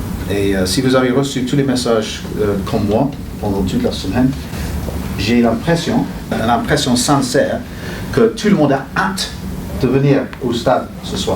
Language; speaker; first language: French; non-native, fluent; English